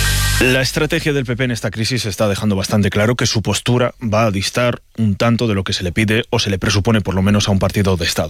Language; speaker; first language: Spanish; native; Spanish